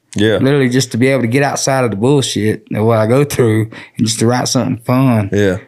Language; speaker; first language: English; native; English